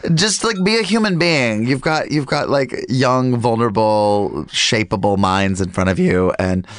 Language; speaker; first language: English; native; English